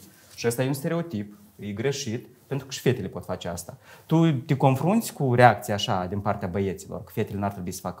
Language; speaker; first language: Romanian; native; Romanian